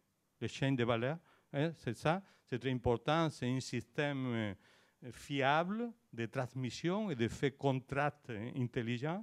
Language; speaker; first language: French; non-native, learner; Spanish